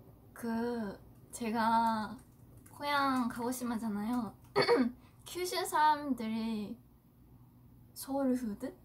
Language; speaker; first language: Korean; non-native, fluent; Japanese